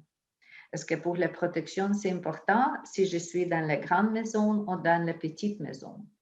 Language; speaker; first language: French; non-native, fluent; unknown